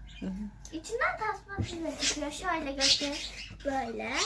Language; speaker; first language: Turkish; native; Turkish